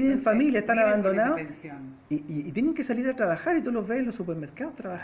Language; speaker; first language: Spanish; native; Spanish